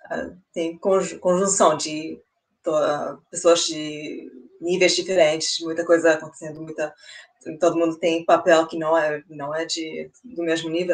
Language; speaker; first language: Portuguese; non-native, fluent; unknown